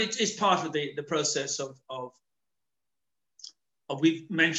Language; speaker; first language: English; native; English